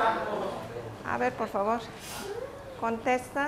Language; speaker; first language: Spanish; native; Spanish